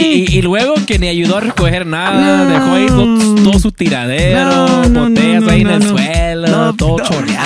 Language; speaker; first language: Spanish; early bilingual, other home language; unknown